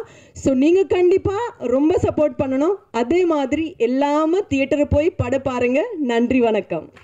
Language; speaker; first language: Tamil; non-native, fluent; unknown